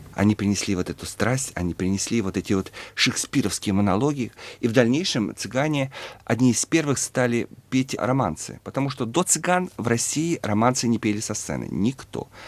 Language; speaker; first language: Russian; native; Russian